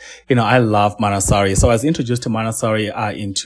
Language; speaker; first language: English; non-native, local second language; Shona